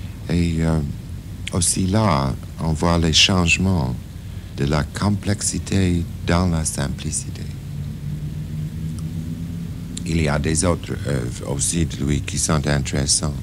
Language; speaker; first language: French; non-native, fluent; English